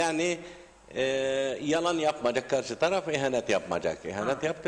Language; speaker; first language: Turkish; non-native, learner; Arabic